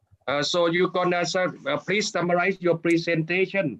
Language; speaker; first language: English; non-native, fluent; Thai